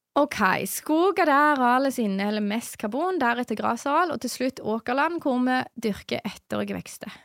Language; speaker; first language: Norwegian; native; Norwegian